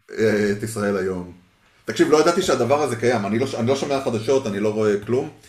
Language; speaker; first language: Hebrew; early bilingual, heritage; Hebrew